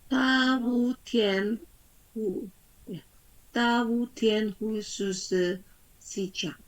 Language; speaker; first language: Chinese; non-native, learner; Indonesian